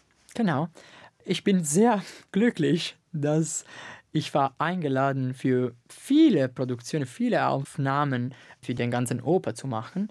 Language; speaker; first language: German; non-native, learner; Italian